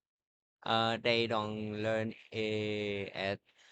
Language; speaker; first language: English; non-native, learner; Vietnamese